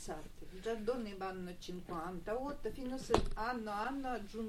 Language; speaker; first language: Italian; non-native, learner; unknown